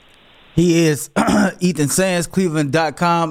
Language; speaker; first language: English; native; English